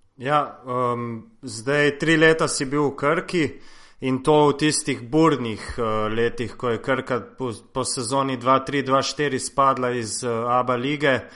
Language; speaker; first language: Slovenian; native; Slovenian